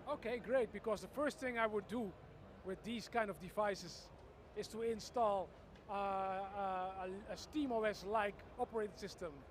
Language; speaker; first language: English; non-native, fluent; Dutch